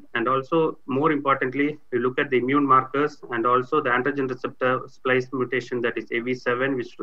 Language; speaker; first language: English; non-native, local second language; Tamil